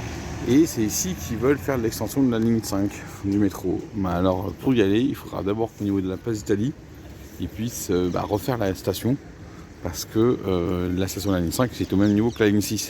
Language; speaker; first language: French; native; French